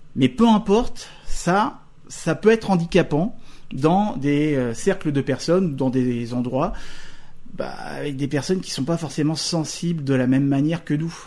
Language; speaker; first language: French; native; French